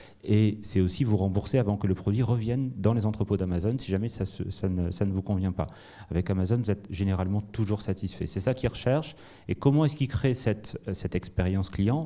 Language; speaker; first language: French; native; French